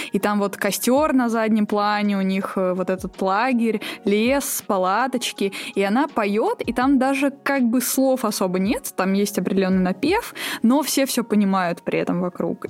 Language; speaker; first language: Russian; native; Russian